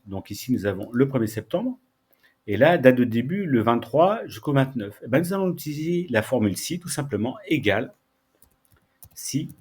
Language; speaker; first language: French; native; French